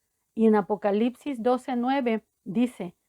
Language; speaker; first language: Spanish; native; Spanish